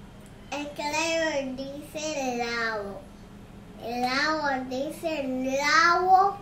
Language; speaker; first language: Spanish; early bilingual, other home language; Haitian Creole